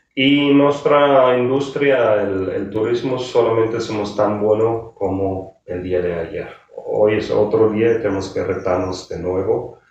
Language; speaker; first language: Spanish; non-native, fluent; German